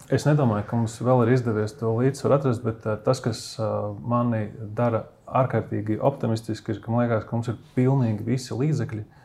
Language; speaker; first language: Latvian; native; Latvian